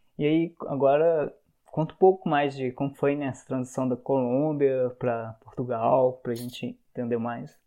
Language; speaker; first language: Portuguese; native; Portuguese